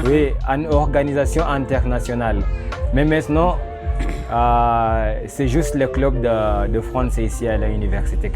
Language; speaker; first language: French; non-native, learner; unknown